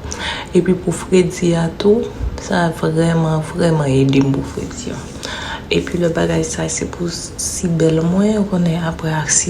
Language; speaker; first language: French; non-native, learner; Haitian Creole